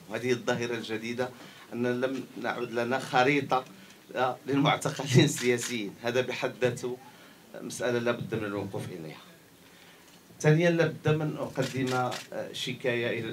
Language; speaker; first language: Arabic; native; Arabic